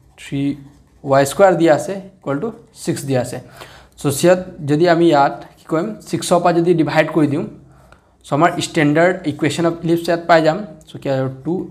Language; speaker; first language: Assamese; non-native, local second language; Hindi